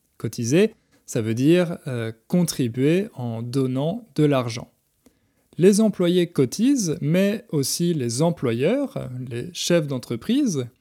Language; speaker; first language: French; native; French